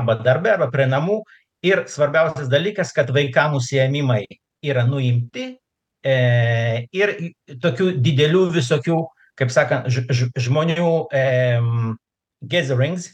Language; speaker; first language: Lithuanian; non-native, local second language; Russian